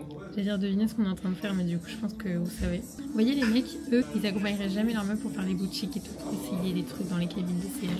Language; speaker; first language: French; native; French